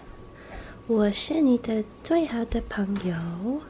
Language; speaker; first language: Chinese; non-native, learner; English